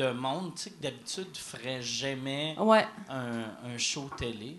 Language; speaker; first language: French; native; French